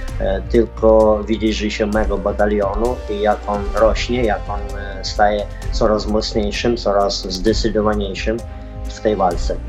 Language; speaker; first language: Polish; non-native, fluent; Ukrainian